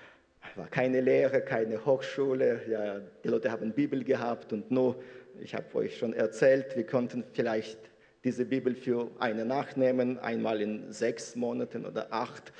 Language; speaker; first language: German; non-native, fluent; Russian